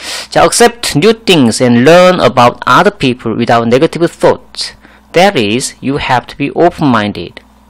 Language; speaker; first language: English; non-native, fluent; Korean